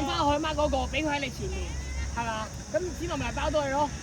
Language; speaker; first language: Cantonese; native; Cantonese